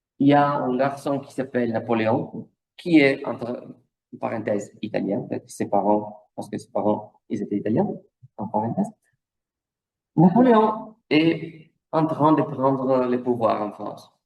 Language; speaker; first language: French; non-native, fluent; Italian